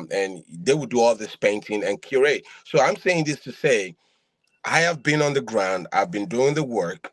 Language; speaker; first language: English; non-native, local second language; Yoruba